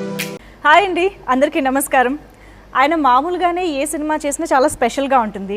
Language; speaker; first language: Telugu; native; Telugu